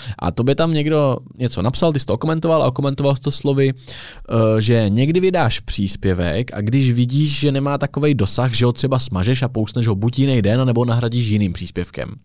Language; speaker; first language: Czech; native; Czech